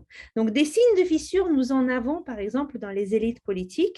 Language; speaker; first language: French; native; French